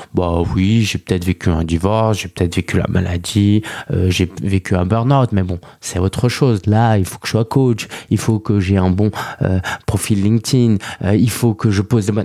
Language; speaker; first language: French; early bilingual, other home language; Chinese